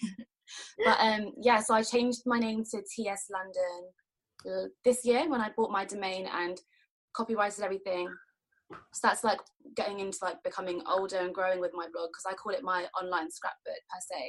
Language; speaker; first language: English; native; English